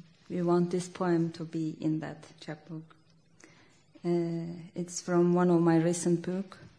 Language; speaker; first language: English; non-native, learner; Kurdish